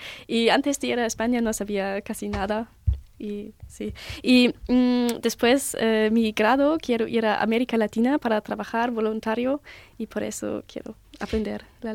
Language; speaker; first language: Spanish; non-native, learner; German